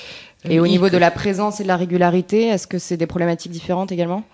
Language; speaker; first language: French; native; French